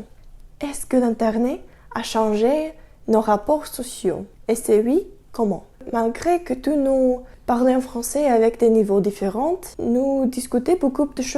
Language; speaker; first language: French; non-native, learner; Russian